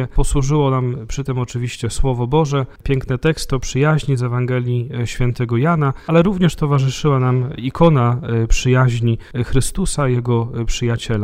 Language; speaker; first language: Polish; native; Polish